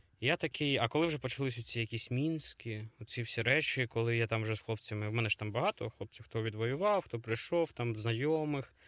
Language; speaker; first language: Ukrainian; native; Ukrainian